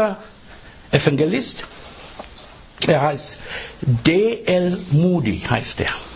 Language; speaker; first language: German; non-native, fluent; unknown